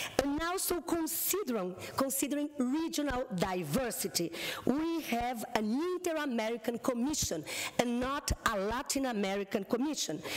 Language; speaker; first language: English; non-native, fluent; Portuguese